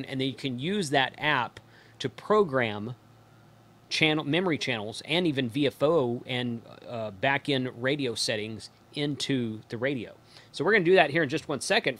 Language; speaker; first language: English; native; English